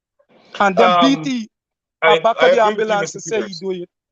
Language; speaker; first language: English; native; English